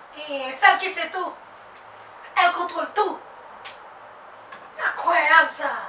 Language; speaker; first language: French; non-native, local second language; Haitian Creole